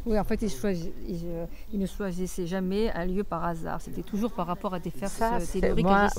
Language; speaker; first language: French; native; French